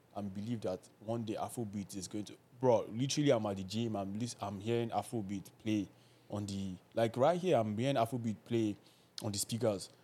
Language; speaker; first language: English; non-native, local second language; Yoruba